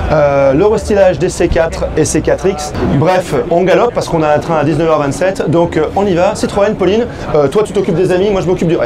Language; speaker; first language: French; native; French